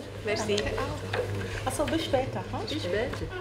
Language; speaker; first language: German; non-native, fluent; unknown